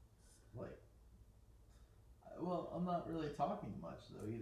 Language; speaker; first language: English; native; English